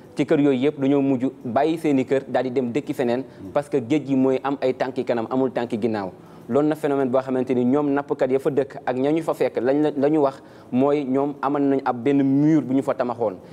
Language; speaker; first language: Wolof; native; Wolof